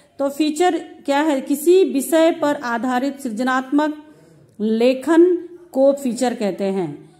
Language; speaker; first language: Hindi; native; Hindi